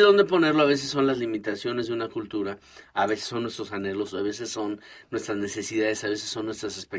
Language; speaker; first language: Spanish; native; Spanish